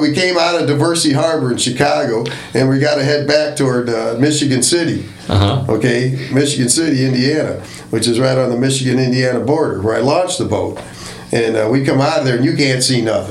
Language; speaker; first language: English; native; English